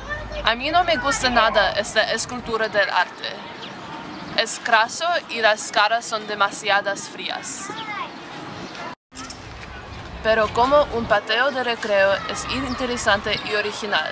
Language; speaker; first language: Spanish; non-native, learner; English